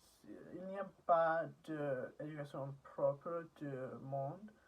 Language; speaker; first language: French; non-native, learner; English